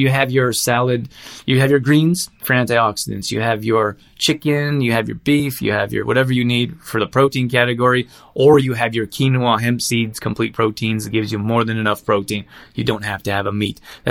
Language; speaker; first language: English; native; English